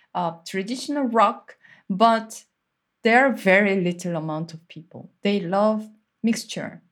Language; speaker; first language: English; non-native, fluent; Korean